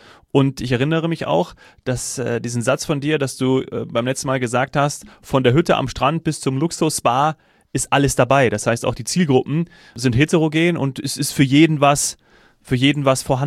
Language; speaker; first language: German; native; German